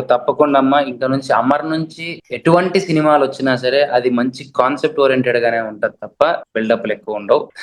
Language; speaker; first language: Telugu; native; Telugu